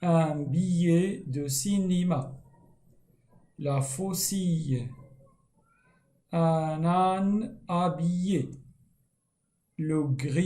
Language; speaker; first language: French; non-native, local second language; Arabic